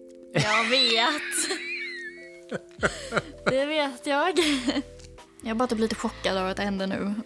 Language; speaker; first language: Swedish; native; Swedish